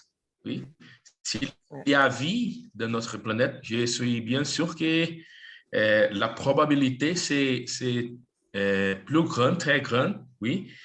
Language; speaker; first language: French; non-native, learner; Portuguese